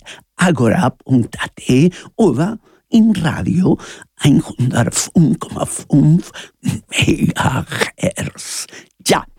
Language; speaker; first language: German; non-native, learner; Spanish